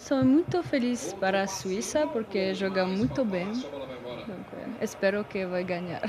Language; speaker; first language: Portuguese; non-native, learner; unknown